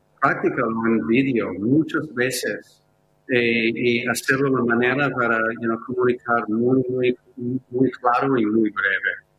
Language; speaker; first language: Spanish; non-native, fluent; English